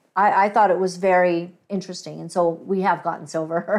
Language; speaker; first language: English; native; English